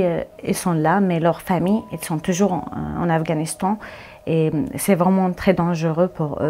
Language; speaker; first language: French; non-native, fluent; Arabic